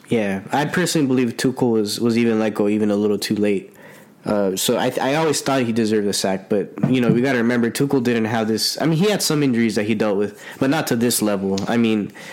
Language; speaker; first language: English; early bilingual, other home language; Spanish